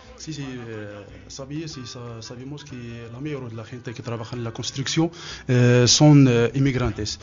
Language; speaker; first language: Spanish; non-native, learner; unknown